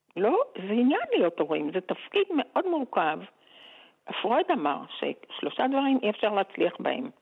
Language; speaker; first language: Hebrew; native; Hebrew